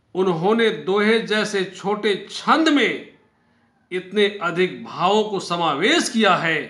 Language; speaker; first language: Hindi; native; Hindi